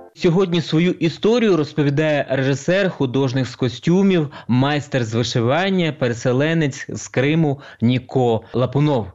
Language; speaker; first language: Ukrainian; native; Ukrainian